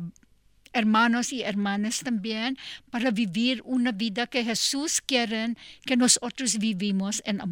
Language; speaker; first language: Spanish; non-native, learner; English